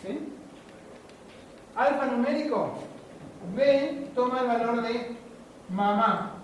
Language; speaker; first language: Spanish; native; Spanish